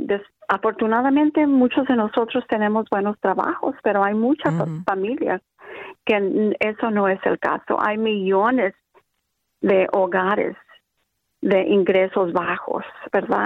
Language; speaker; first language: Spanish; early bilingual, other home language; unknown